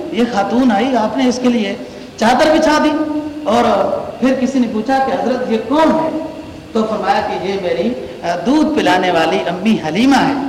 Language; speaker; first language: Urdu; native; Urdu